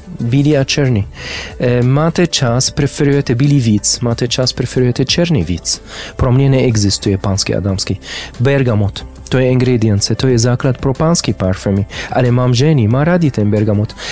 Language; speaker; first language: Czech; non-native, learner; Arabic